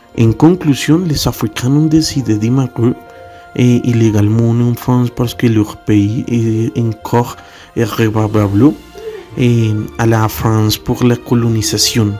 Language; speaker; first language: French; non-native, learner; Spanish